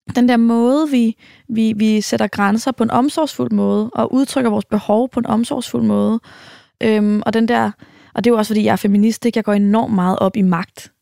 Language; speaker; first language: Danish; native; Danish